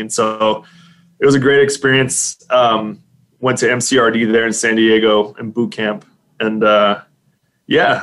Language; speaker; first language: English; native; English